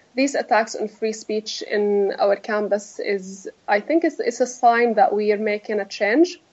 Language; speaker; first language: English; non-native, fluent; Arabic